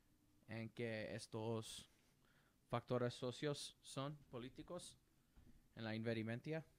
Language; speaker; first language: Spanish; non-native, learner; English